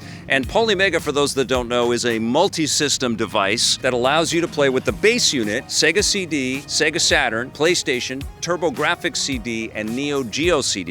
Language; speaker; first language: English; native; English